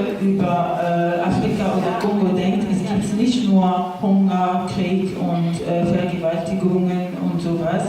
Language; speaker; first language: German; non-native, fluent; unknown